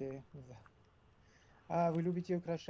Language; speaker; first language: Russian; non-native, learner; French